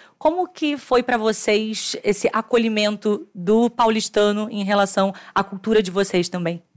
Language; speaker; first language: Portuguese; native; Portuguese